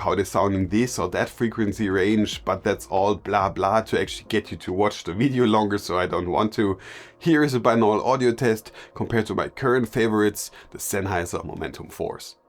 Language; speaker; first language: English; non-native, fluent; German